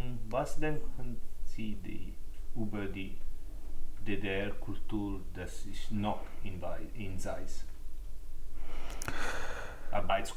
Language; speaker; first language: German; non-native, learner; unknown